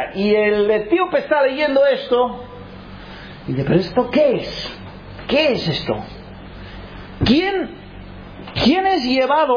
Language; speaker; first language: Spanish; non-native, fluent; English